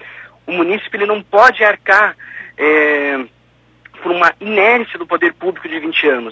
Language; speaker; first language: Portuguese; native; Portuguese